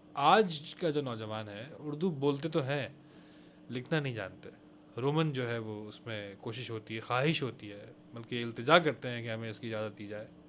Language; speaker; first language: Urdu; native; Urdu